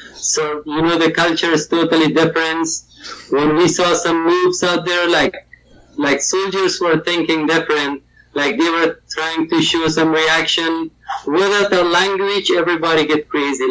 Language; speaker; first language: English; non-native, learner; Persian